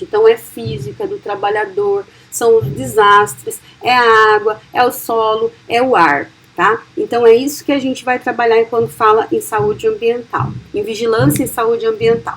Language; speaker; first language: Portuguese; native; Portuguese